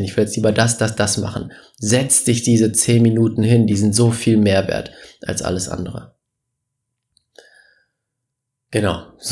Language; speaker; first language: German; native; German